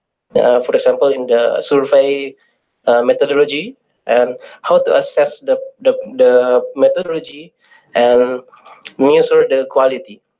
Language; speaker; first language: English; non-native, fluent; Indonesian